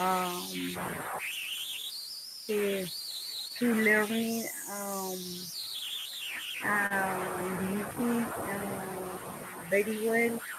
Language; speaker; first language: English; non-native, learner; Spanish